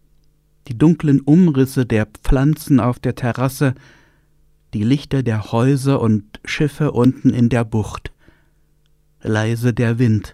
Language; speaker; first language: German; native; German